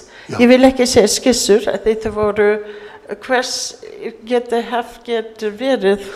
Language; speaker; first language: Icelandic; early bilingual, heritage; English